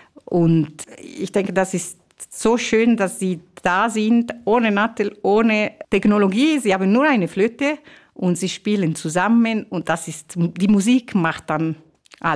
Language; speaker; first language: German; non-native, fluent; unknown